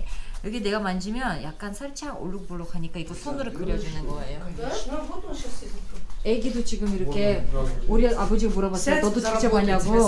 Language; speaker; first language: Korean; non-native, fluent; Uzbek